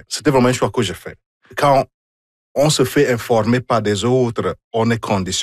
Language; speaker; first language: French; non-native, fluent; Igbo